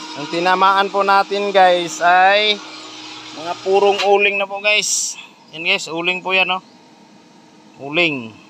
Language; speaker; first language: Filipino; non-native, local second language; Cebuano